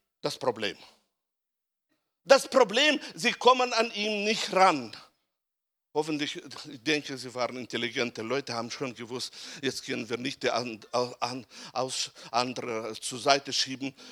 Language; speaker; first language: German; non-native, fluent; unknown